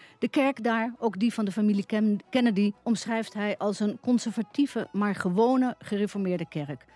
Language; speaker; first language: Dutch; native; Dutch